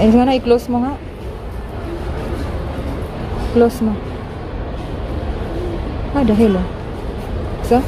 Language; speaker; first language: Arabic; non-native, learner; Filipino